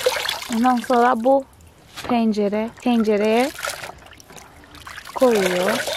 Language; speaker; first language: Turkish; non-native, fluent; Portuguese